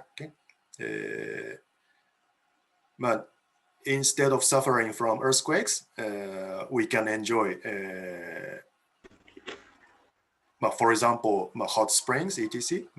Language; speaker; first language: English; non-native, fluent; Japanese